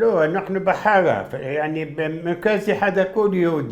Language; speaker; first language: Hebrew; non-native, fluent; Arabic